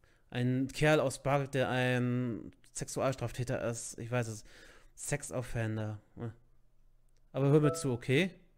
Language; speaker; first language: German; native; German